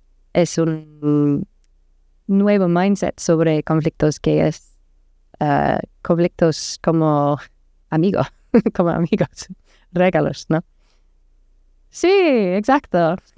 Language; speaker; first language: Spanish; non-native, learner; English